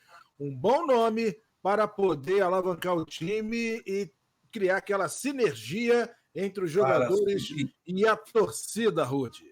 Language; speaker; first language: Portuguese; native; Portuguese